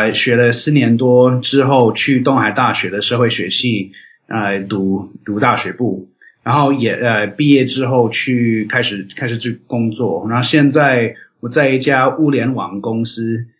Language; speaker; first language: Chinese; non-native, fluent; English